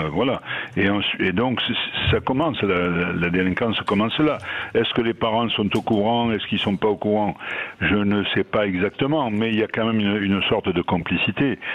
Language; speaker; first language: French; native; French